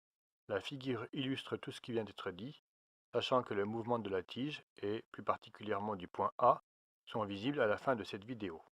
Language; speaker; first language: French; native; French